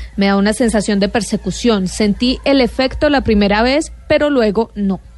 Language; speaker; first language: Spanish; native; Spanish